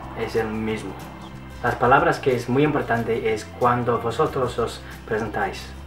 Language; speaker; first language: Spanish; non-native, learner; English